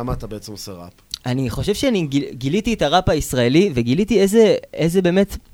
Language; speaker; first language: Hebrew; native; Hebrew